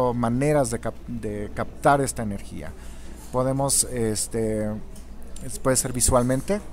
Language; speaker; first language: Spanish; non-native, local second language; German